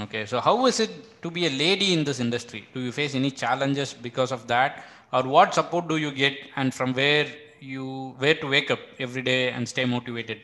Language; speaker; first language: English; non-native, local second language; Tamil